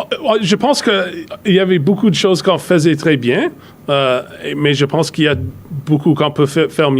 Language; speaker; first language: French; non-native, fluent; English